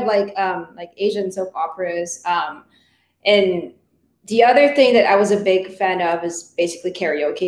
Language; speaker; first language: English; non-native, local second language; Filipino